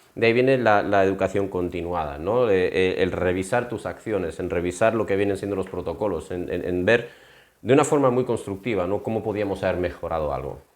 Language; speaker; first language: Spanish; native; Spanish